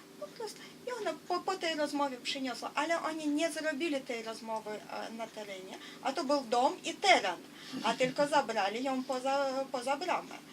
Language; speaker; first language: Polish; non-native, fluent; Russian